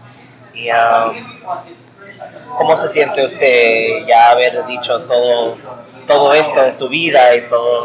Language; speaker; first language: Spanish; early bilingual, heritage; English